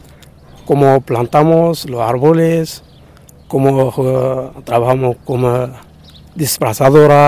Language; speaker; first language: Spanish; non-native, learner; Arabic